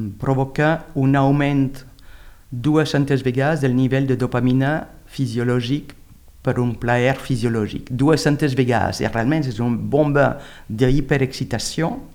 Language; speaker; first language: Catalan; non-native, fluent; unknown